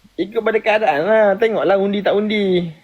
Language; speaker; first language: Malay; native; Malay